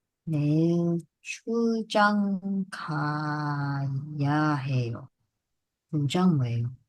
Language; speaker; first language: Korean; non-native, learner; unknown